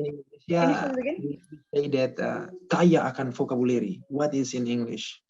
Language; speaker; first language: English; non-native, learner; Indonesian